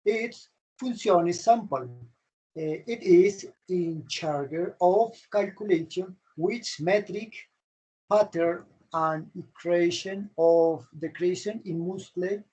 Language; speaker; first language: English; non-native, learner; Spanish